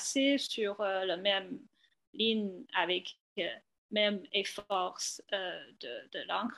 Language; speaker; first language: French; non-native, fluent; Chinese